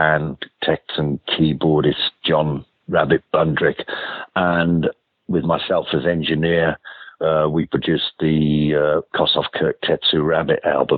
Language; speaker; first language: English; native; English